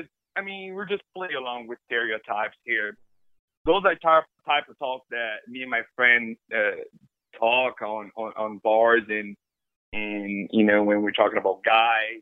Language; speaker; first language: English; non-native, fluent; Portuguese